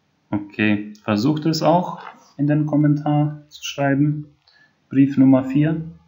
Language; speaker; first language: German; non-native, fluent; Albanian